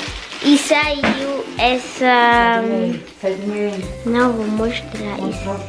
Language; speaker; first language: Portuguese; early bilingual, heritage; Portuguese